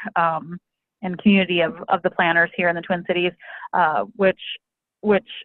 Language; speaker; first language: English; native; English